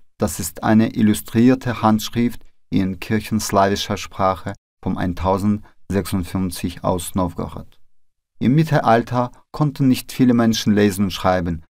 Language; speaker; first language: German; non-native, fluent; Russian